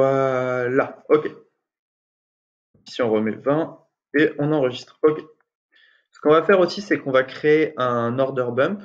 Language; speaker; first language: French; native; French